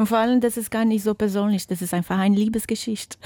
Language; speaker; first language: German; non-native, fluent; Portuguese